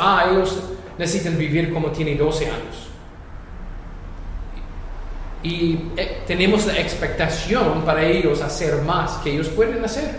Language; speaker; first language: Spanish; non-native, fluent; English